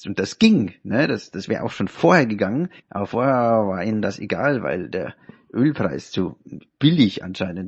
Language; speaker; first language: German; native; German